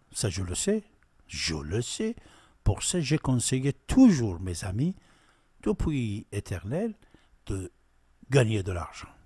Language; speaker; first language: French; non-native, fluent; Persian